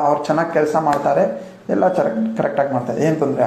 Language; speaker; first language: Kannada; non-native, local second language; Gujarati